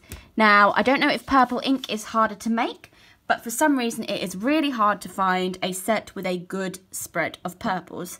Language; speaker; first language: English; native; English